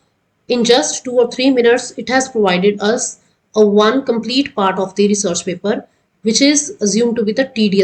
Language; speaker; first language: English; non-native, local second language; Hindi